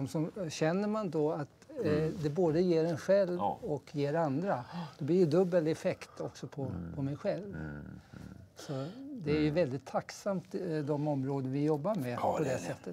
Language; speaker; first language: Swedish; native; Swedish